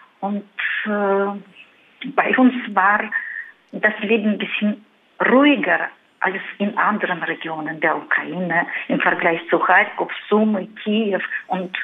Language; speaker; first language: German; non-native, fluent; Russian